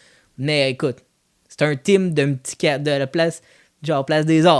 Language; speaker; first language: French; native; French